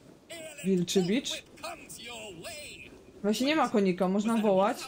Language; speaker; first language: Polish; native; Polish